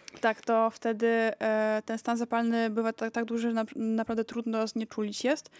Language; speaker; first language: Polish; early bilingual, heritage; Polish